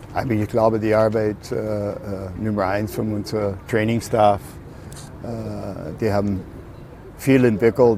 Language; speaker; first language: German; non-native, learner; English